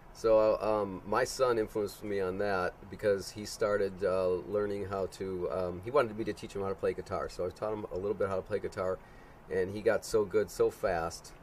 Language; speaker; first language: English; native; English